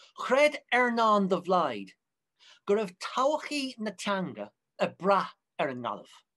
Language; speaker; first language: Irish; native; Irish